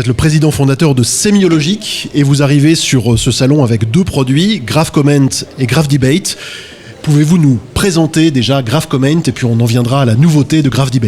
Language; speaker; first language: French; native; French